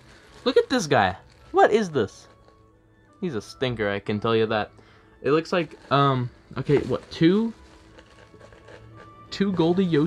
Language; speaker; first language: English; native; English